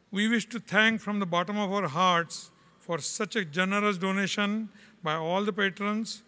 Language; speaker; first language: English; non-native, local second language; Marathi